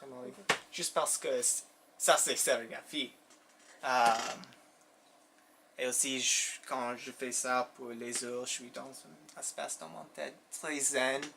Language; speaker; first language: French; non-native, local second language; English